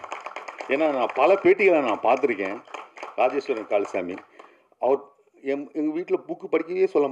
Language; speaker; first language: Tamil; native; Tamil